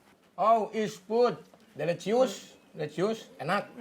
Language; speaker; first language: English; non-native, learner; Indonesian